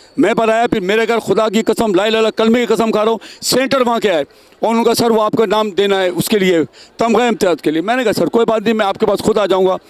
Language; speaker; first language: Urdu; native; Urdu